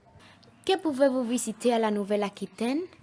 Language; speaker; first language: French; non-native, learner; Spanish